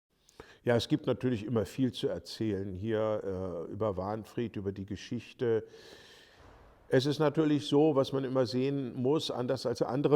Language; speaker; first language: German; native; German